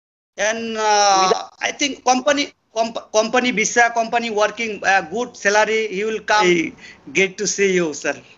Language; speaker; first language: English; non-native, learner; Bangla